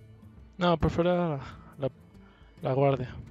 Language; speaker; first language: Spanish; native; Spanish